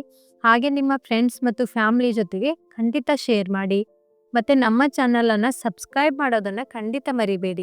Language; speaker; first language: Kannada; native; Kannada